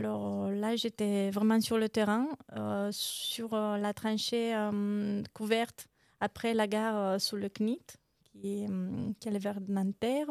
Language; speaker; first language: French; non-native, fluent; Romanian